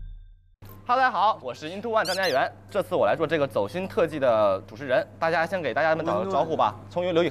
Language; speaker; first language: Chinese; native; Chinese